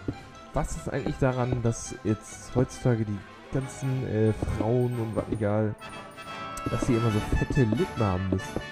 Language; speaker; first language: German; native; German